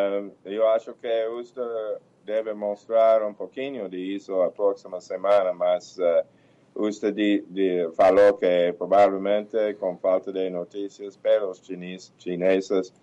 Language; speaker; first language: Portuguese; non-native, fluent; English